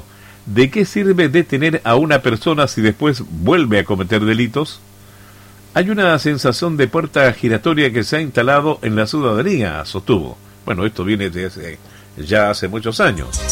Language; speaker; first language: Spanish; native; Spanish